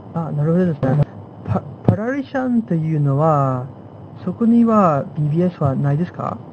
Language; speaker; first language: Japanese; non-native, fluent; English